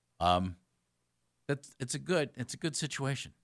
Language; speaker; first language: English; native; English